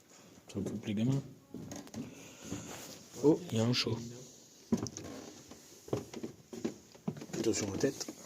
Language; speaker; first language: French; native; French